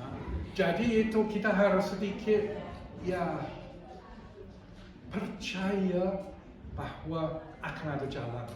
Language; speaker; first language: Indonesian; non-native, fluent; English